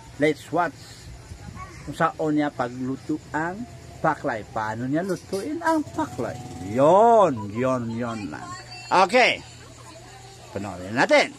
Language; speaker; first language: Filipino; non-native, local second language; Cebuano